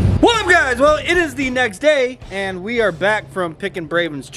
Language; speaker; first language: English; native; English